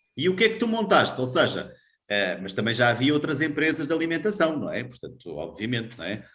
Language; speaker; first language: Portuguese; native; Portuguese